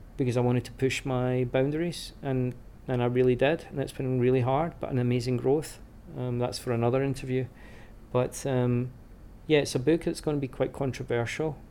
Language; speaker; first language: English; native; English